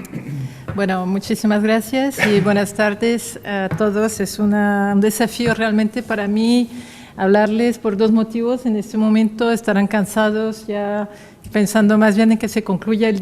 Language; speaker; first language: Spanish; non-native, fluent; French